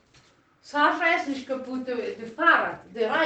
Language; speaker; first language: German; non-native, learner; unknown